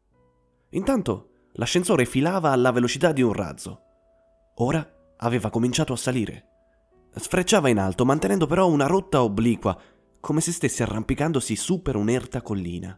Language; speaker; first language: Italian; native; Italian